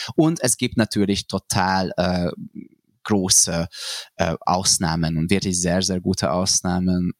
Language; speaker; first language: German; non-native, fluent; Hungarian